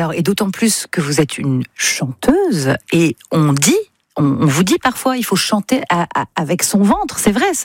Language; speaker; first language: French; native; French